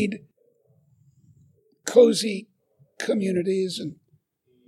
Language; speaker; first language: English; native; English